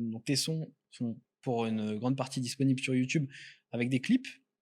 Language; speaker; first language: French; native; French